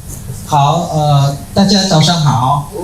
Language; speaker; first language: Chinese; non-native, learner; Indonesian